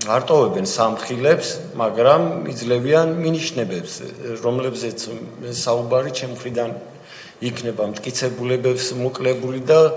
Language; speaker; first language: Georgian; native; Georgian